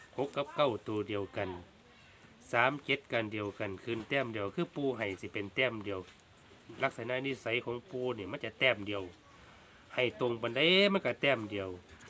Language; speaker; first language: Thai; native; Thai